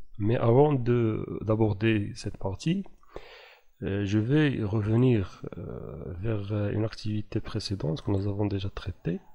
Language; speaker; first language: French; non-native, local second language; Arabic